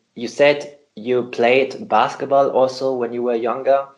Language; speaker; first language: English; non-native, fluent; German